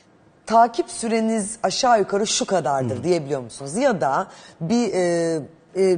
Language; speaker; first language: Turkish; native; Turkish